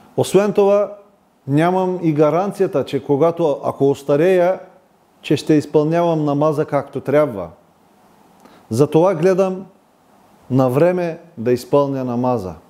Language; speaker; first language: Bulgarian; non-native, local second language; Turkish